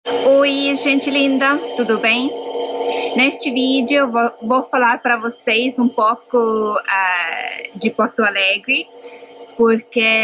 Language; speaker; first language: Portuguese; non-native, fluent; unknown